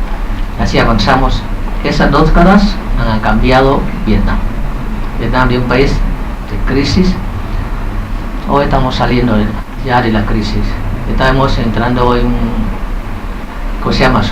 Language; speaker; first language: Spanish; non-native, fluent; Vietnamese